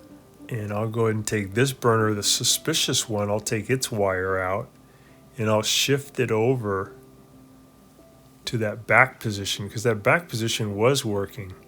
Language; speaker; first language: English; native; English